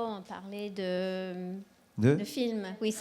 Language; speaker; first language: French; non-native, local second language; English